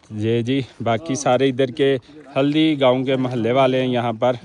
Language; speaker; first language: Urdu; non-native, local second language; Punjabi